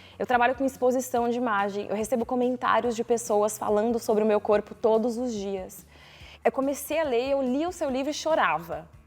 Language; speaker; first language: Portuguese; native; Portuguese